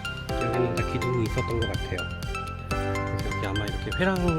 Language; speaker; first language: Korean; native; Korean